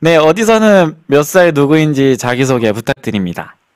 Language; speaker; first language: Korean; native; Korean